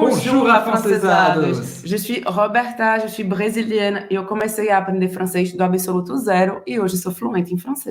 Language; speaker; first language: Portuguese; native; Portuguese